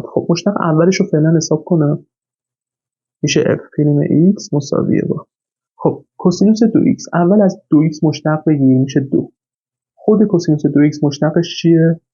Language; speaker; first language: Persian; native; Persian